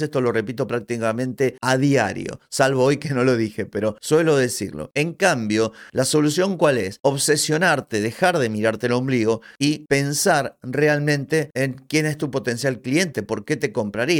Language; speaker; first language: Spanish; native; Spanish